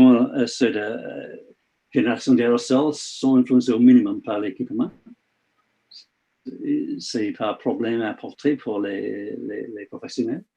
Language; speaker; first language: French; non-native, learner; English